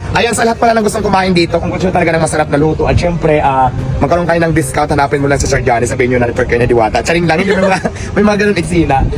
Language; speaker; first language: Filipino; native; Filipino